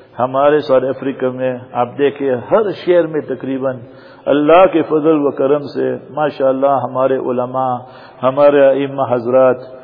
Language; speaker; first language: Urdu; non-native, fluent; Gujarati